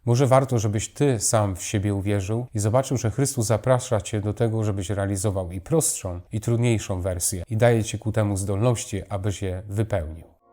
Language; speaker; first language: Polish; native; Polish